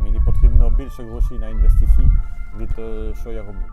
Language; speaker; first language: Ukrainian; non-native, learner; French